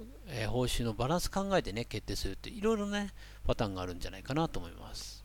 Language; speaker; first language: Japanese; native; Japanese